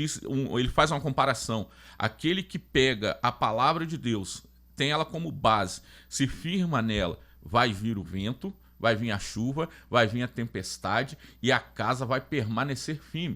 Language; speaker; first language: Portuguese; native; Portuguese